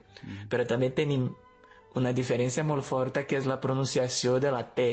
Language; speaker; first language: Catalan; non-native, fluent; Portuguese